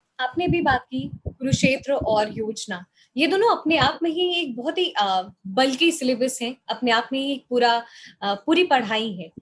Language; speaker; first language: Hindi; native; Hindi